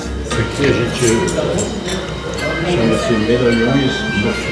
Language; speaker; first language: Portuguese; non-native, fluent; German